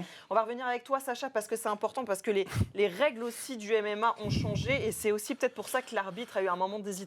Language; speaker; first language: French; native; French